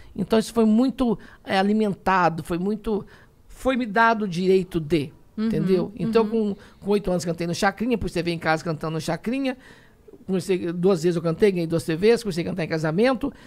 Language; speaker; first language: Portuguese; native; Portuguese